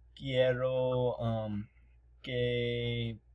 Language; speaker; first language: Spanish; non-native, learner; English